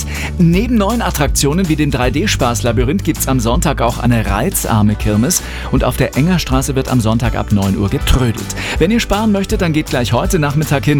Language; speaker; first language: German; native; German